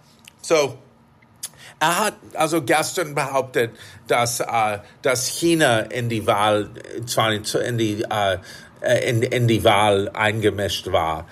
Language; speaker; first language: German; non-native, fluent; English